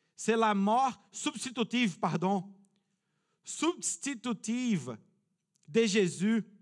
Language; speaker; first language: French; non-native, fluent; Portuguese